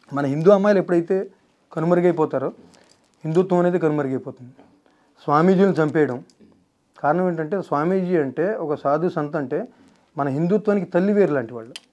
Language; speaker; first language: Telugu; native; Telugu